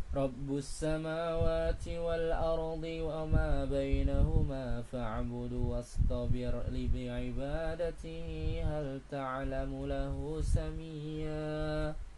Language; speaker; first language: Arabic; non-native, fluent; Indonesian